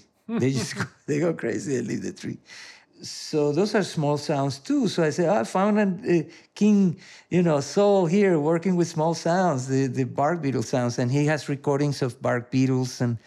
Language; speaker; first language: English; non-native, fluent; Spanish